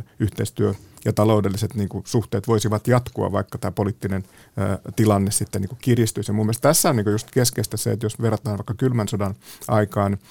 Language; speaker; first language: Finnish; native; Finnish